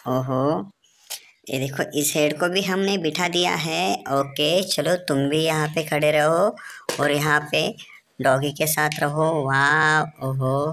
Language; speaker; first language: Hindi; native; Hindi